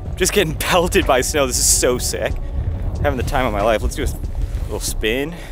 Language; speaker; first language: English; native; English